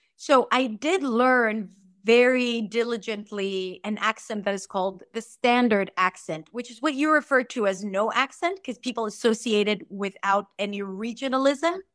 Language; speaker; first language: English; non-native, fluent; Hebrew